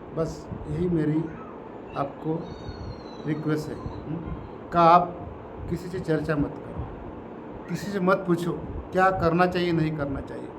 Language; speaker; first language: Hindi; non-native, local second language; Marathi